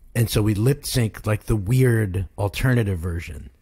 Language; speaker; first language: English; native; English